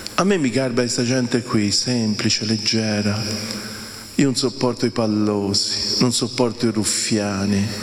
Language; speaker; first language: Italian; native; Italian